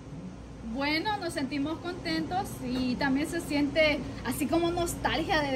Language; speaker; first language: Spanish; native; Spanish